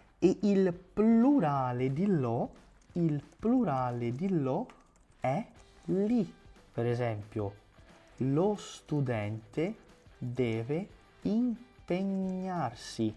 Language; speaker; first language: Italian; non-native, fluent; Portuguese